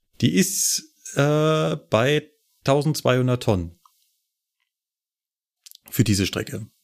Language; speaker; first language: German; native; German